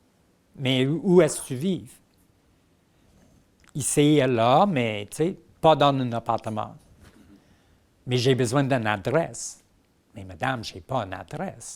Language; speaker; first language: French; non-native, local second language; English